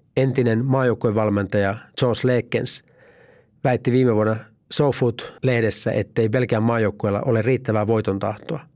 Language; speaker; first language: Finnish; native; Finnish